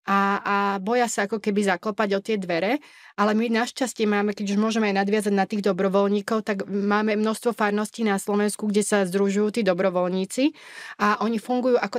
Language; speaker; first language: Slovak; native; Slovak